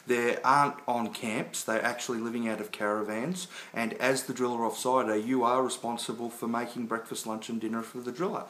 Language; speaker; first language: English; native; English